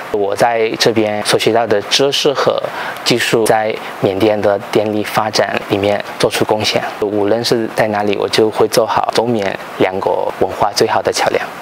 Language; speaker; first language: Chinese; non-native, fluent; Burmese